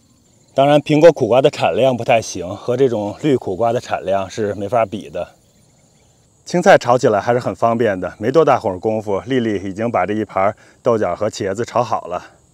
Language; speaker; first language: Chinese; native; Chinese